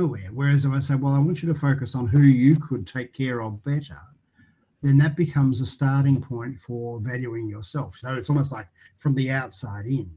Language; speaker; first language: English; native; English